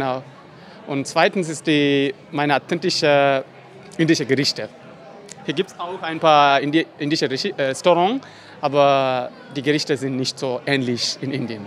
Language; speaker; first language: German; non-native, learner; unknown